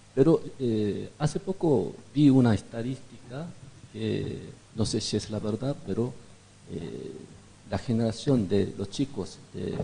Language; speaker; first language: Spanish; non-native, fluent; Korean